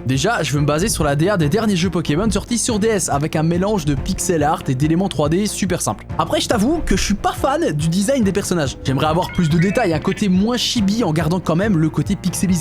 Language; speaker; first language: French; native; French